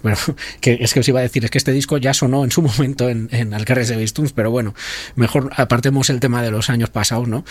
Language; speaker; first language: Spanish; native; Spanish